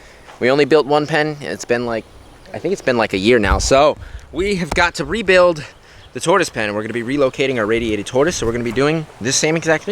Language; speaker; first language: English; native; English